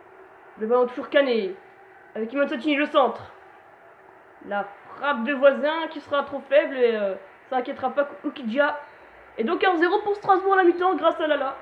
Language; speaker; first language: French; native; French